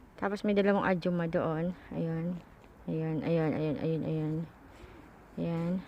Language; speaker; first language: Filipino; native; Filipino